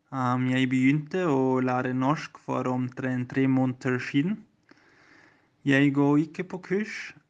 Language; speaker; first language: Norwegian; non-native, learner; German